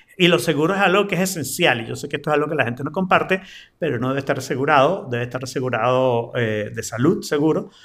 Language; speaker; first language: Spanish; native; Spanish